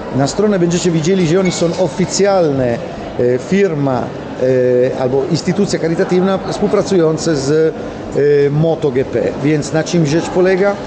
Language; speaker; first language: Polish; non-native, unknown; Italian